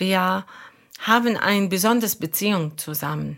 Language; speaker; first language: German; non-native, fluent; Arabic